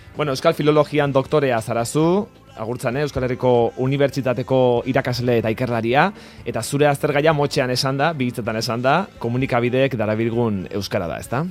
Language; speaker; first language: Basque; native; Basque